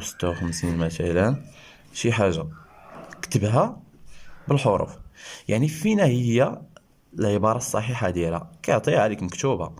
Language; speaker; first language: Arabic; native; Arabic